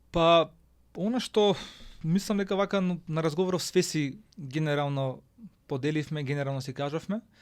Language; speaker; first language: Macedonian; native; Macedonian